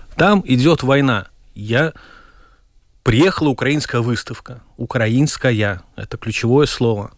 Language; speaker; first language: Russian; native; Russian